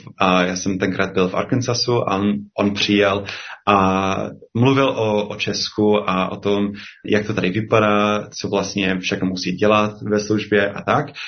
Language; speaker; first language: Czech; non-native, fluent; English